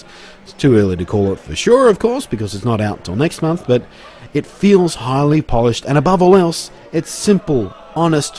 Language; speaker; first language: English; native; English